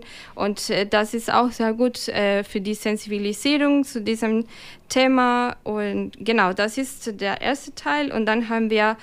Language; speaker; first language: German; non-native, fluent; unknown